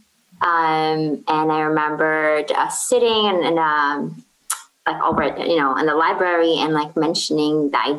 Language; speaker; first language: English; non-native, fluent; Arabic